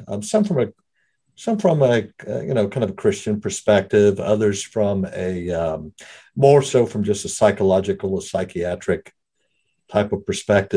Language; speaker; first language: English; native; English